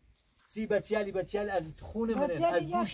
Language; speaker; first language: Persian; non-native, local second language; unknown